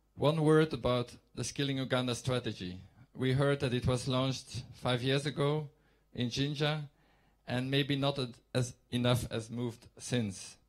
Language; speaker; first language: English; non-native, fluent; Dutch